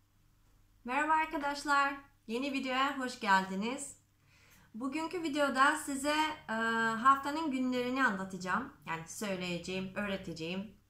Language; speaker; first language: Turkish; non-native, fluent; Macedonian